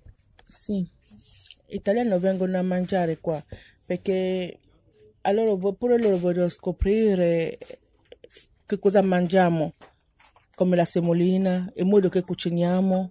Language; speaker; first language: Italian; non-native, fluent; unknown